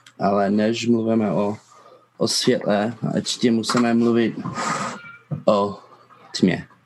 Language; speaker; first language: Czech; non-native, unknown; English